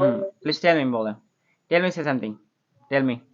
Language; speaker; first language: English; non-native, learner; Bangla